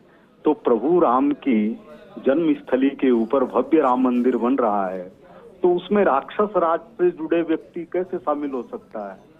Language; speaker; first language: Hindi; native; Hindi